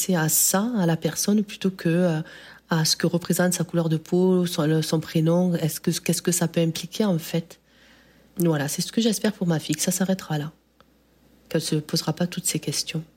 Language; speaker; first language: French; native; French